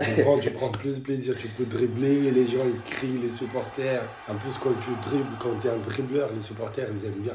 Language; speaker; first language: French; non-native, fluent; Kabuverdianu